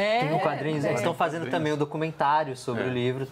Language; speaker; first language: Portuguese; native; Portuguese